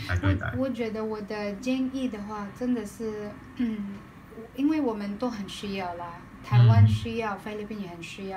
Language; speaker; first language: Chinese; non-native, learner; Filipino